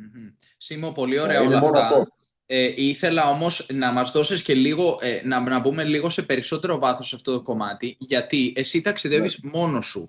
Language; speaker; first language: Greek; native; Greek